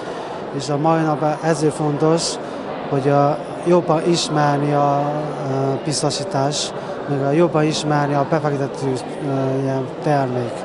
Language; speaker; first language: Hungarian; non-native, learner; Chinese